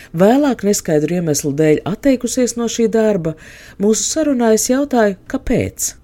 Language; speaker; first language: Latvian; native; Latvian